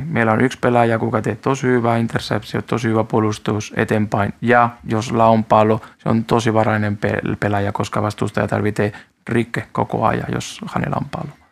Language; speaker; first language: Finnish; non-native, learner; Spanish